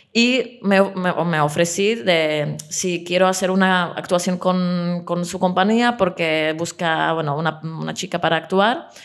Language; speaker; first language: Spanish; non-native, fluent; Czech